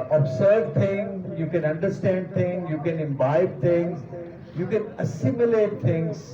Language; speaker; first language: English; non-native, local second language; Urdu